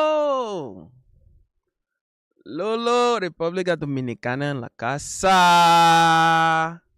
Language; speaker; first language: Spanish; non-native, learner; English